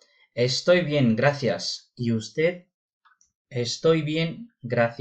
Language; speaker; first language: Spanish; non-native, fluent; Urdu